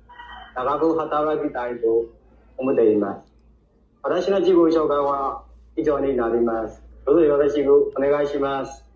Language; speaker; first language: Japanese; non-native, learner; Nepali